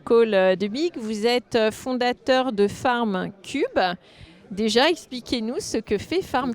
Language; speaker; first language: French; native; French